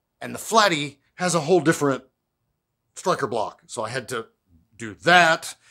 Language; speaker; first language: English; native; English